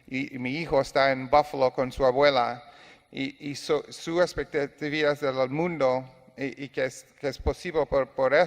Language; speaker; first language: Spanish; non-native, learner; English